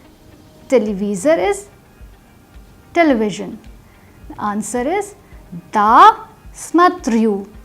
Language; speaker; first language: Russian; non-native, fluent; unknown